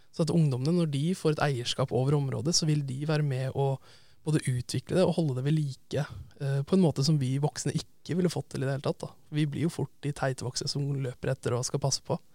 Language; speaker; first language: Norwegian; native; Norwegian